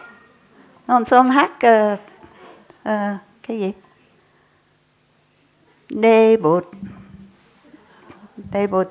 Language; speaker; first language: Vietnamese; non-native, fluent; English